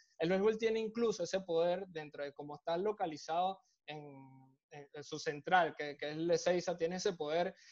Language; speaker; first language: Spanish; native; Spanish